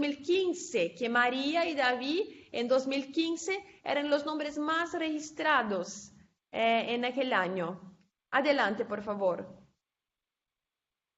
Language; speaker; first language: Spanish; non-native, fluent; Portuguese